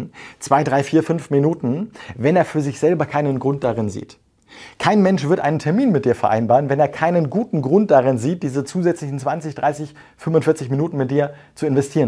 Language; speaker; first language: German; native; German